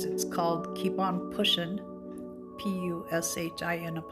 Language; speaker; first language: English; native; English